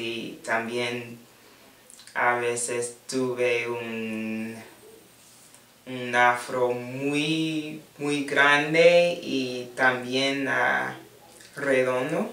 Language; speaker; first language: Spanish; non-native, learner; English